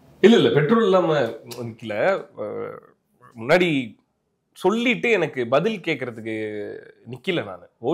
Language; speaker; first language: Tamil; native; Tamil